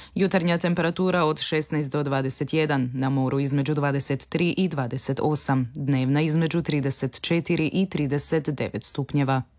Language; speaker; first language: Croatian; native; Croatian